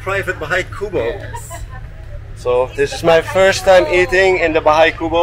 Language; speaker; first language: English; non-native, fluent; Dutch